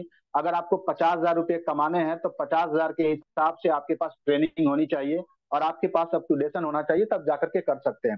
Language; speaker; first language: Hindi; native; Hindi